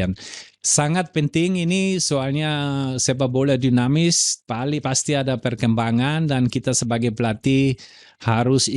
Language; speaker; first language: Indonesian; non-native, fluent; German